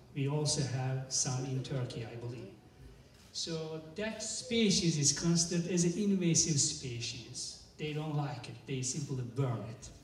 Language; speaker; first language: English; non-native, fluent; Turkish